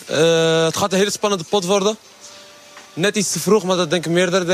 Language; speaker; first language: Dutch; native; Dutch